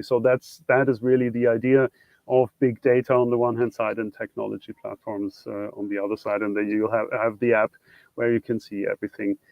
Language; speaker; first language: English; non-native, fluent; German